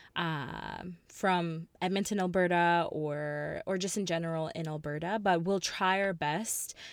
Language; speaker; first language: English; early bilingual, other home language; Russian